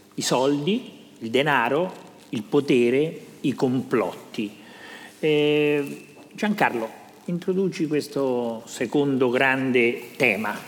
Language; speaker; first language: Italian; native; Italian